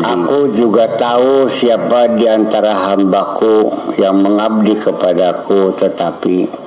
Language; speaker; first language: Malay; non-native, local second language; Javanese